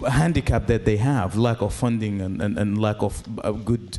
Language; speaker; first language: English; non-native, fluent; Arabic